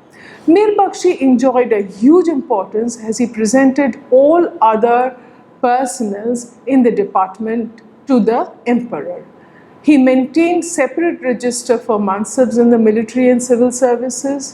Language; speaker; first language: English; non-native, local second language; Bangla